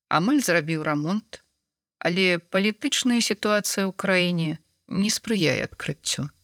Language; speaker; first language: Belarusian; non-native, local second language; Russian